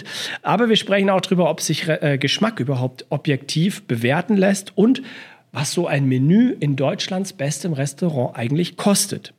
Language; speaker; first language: German; native; German